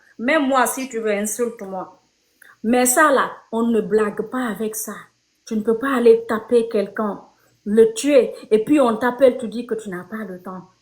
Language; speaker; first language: French; non-native, local second language; Fula